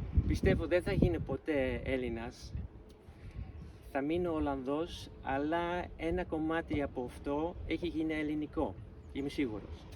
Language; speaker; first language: Greek; non-native, fluent; Dutch